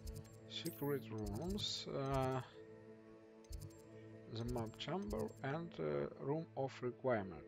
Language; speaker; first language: English; non-native, learner; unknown